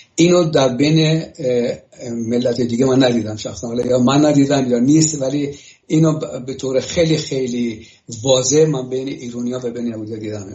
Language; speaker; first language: Persian; native; Persian